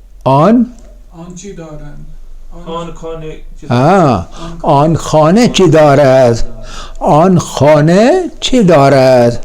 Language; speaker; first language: Persian; non-native, fluent; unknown